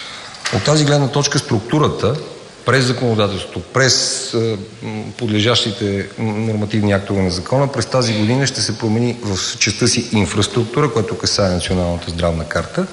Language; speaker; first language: Bulgarian; native; Bulgarian